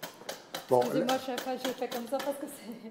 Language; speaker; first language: French; non-native, learner; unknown